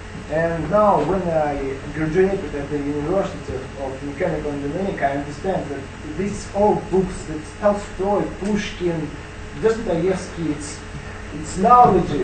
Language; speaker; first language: English; non-native, learner; Russian